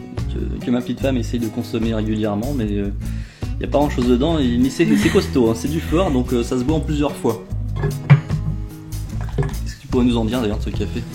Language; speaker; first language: French; native; French